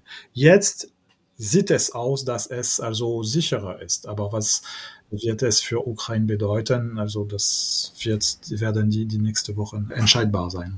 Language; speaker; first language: German; non-native, fluent; French